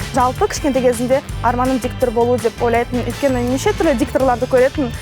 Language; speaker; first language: Kazakh; non-native, local second language; Russian